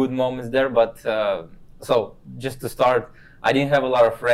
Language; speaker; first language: English; non-native, fluent; Kazakh